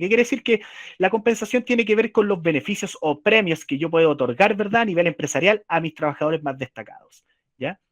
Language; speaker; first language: Spanish; native; Spanish